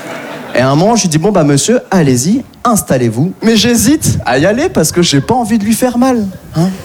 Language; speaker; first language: French; native; French